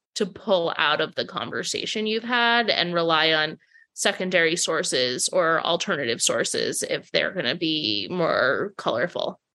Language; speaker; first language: English; native; English